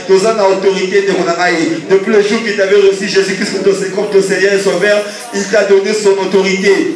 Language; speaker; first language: French; non-native, local second language; Lingala